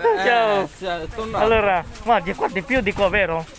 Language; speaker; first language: Italian; non-native, learner; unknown